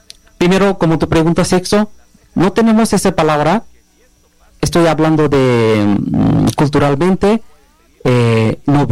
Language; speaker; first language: Spanish; non-native, learner; Bangla